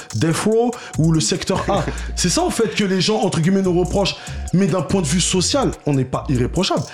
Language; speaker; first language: French; native; French